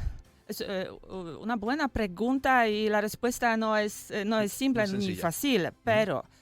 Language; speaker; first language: Spanish; non-native, fluent; Polish